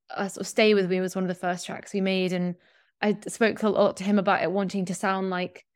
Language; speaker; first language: English; native; English